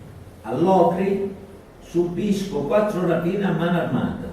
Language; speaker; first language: Italian; native; Italian